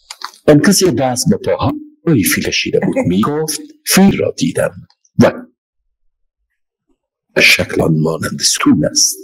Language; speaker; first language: Persian; non-native, learner; Urdu